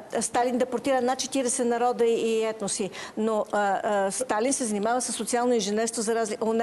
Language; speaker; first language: Bulgarian; native; Bulgarian